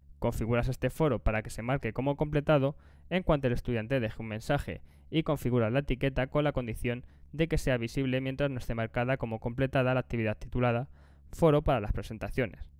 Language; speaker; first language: Spanish; native; Spanish